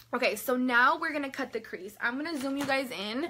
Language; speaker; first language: English; native; English